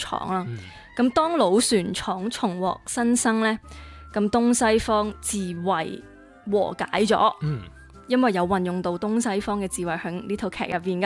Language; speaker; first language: Cantonese; native; Cantonese